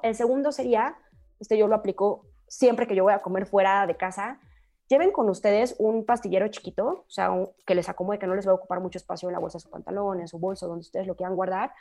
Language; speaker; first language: Spanish; native; Spanish